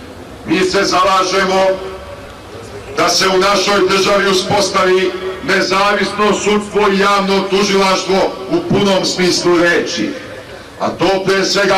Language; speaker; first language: Bosnian; native; Bosnian